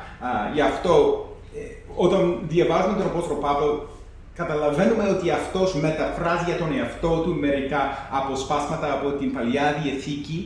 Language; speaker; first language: Greek; non-native, fluent; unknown